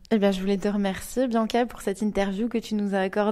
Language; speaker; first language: French; native; French